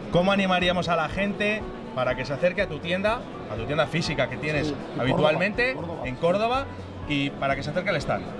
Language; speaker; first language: Spanish; native; Spanish